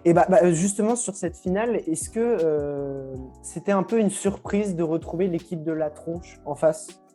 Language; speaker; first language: French; native; French